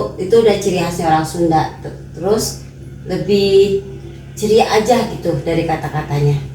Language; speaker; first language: Indonesian; non-native, local second language; Sundanese